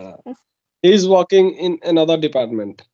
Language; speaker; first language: English; non-native, local second language; Hindi